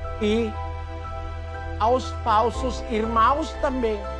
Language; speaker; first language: Portuguese; non-native, local second language; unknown